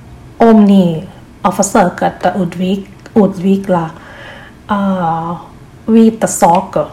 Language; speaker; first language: Swedish; non-native, learner; Thai